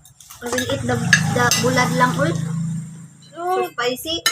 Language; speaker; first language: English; non-native, local second language; Cebuano